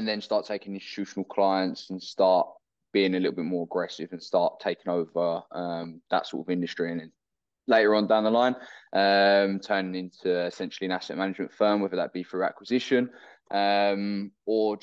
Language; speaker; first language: English; native; English